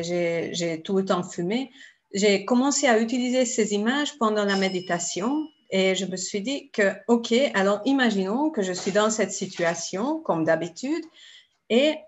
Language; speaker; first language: French; non-native, fluent; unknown